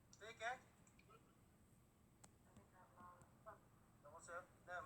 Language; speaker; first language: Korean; non-native, learner; Hindi